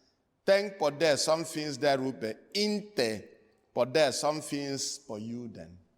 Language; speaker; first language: Swedish; non-native, fluent; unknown